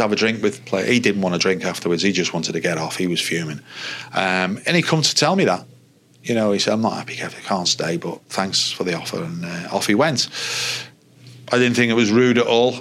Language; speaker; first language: English; native; English